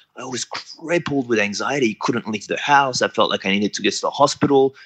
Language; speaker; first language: English; non-native, fluent; French